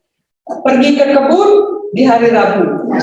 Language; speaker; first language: Indonesian; native; Indonesian